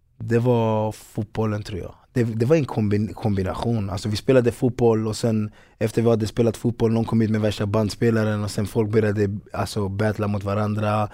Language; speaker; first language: Swedish; early bilingual, other home language; Ganda